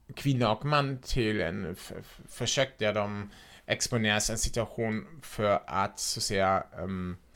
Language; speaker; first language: Swedish; non-native, fluent; German